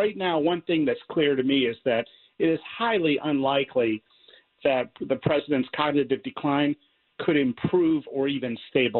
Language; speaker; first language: English; native; English